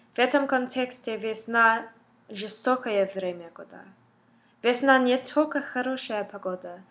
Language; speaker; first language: Russian; non-native, learner; English